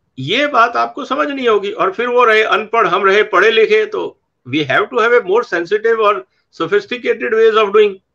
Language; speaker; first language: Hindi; native; Hindi